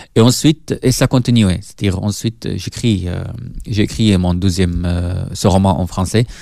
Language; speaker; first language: French; non-native, fluent; Arabic